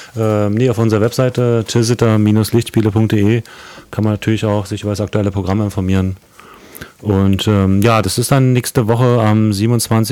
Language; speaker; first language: German; native; German